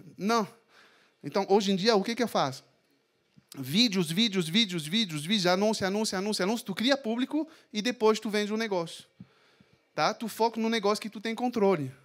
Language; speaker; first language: Portuguese; non-native, fluent; French